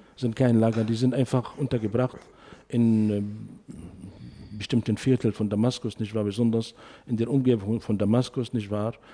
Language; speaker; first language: German; non-native, fluent; Arabic